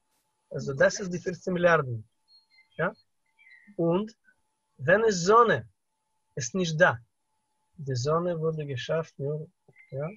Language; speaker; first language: German; non-native, fluent; Russian